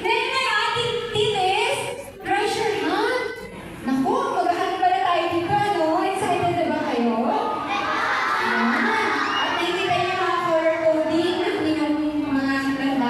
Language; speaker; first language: Filipino; native; Filipino